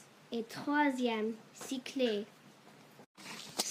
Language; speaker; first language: French; non-native, learner; English